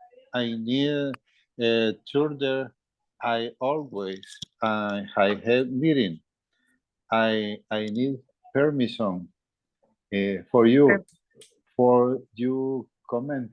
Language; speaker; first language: English; non-native, learner; Spanish